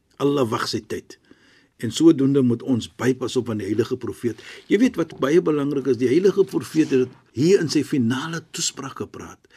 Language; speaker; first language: Afrikaans; non-native, fluent; Arabic